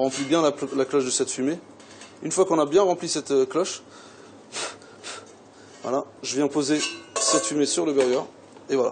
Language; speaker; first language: French; native; French